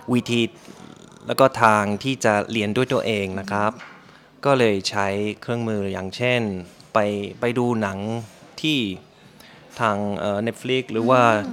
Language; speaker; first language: Thai; non-native, fluent; German